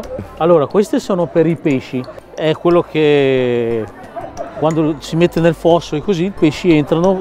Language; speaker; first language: Italian; early bilingual, other home language; Khmer